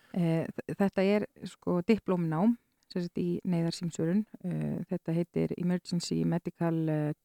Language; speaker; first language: Icelandic; native; Icelandic